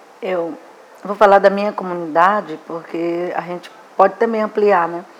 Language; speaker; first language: Portuguese; non-native, local second language; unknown